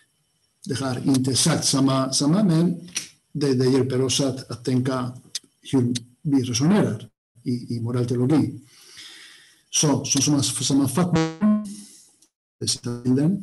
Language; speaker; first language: Swedish; non-native, fluent; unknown